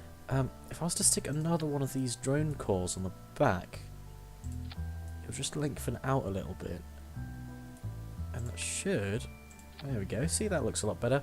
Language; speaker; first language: English; native; English